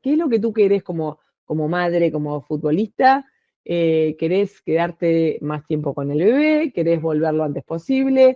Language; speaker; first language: Spanish; native; Spanish